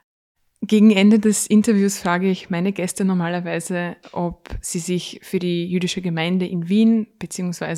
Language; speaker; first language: German; native; German